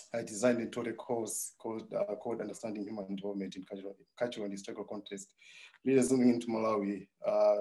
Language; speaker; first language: English; non-native, local second language; Nyanja